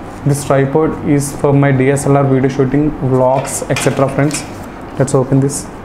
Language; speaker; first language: English; non-native, local second language; Telugu